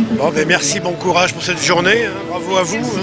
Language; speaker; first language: French; native; French